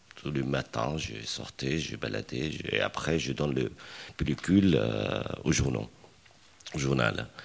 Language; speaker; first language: French; non-native, local second language; Arabic